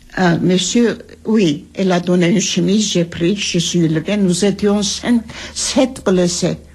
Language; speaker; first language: French; non-native, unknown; Armenian